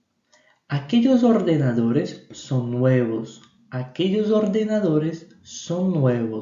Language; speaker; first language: Spanish; non-native, fluent; Portuguese